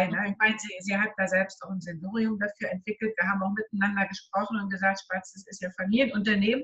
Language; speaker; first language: German; native; German